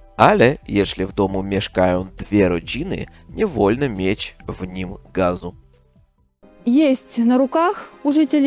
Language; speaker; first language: Polish; non-native, learner; Russian